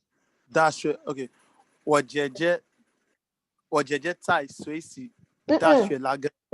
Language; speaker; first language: Chinese; non-native, learner; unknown